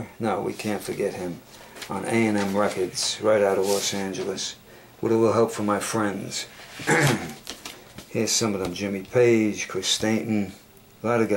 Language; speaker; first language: English; native; English